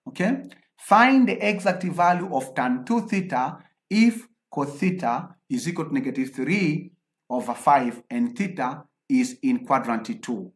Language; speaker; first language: English; non-native, local second language; Swahili